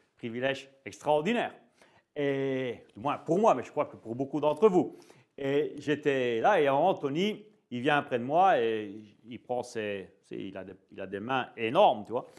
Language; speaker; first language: French; native; French